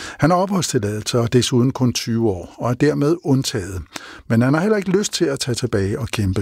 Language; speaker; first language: Danish; native; Danish